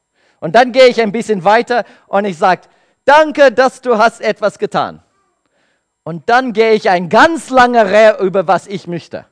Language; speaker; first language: German; non-native, learner; English